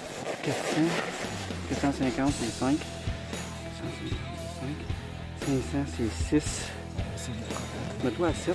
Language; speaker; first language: French; native; French